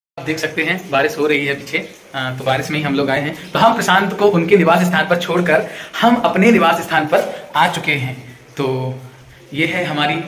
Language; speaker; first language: Hindi; native; Hindi